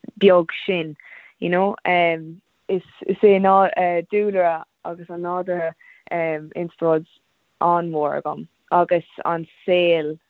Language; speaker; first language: Irish; non-native, local second language; English